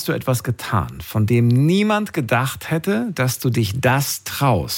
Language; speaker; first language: German; native; German